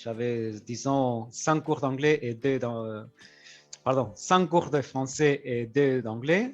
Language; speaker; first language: French; non-native, fluent; Spanish